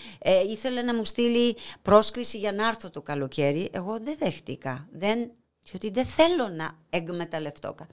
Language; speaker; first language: Greek; non-native, fluent; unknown